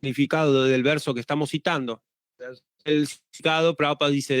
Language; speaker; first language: Spanish; native; Spanish